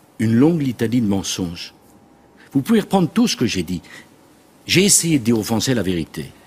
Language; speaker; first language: French; native; French